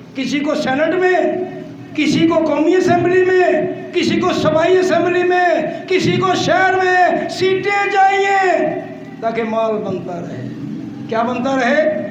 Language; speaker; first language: Urdu; non-native, local second language; Punjabi